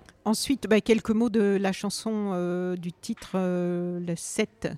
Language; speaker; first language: French; native; French